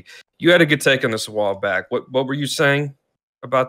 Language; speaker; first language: English; native; English